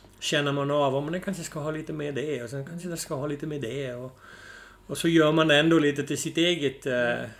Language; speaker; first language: Swedish; non-native, fluent; Dutch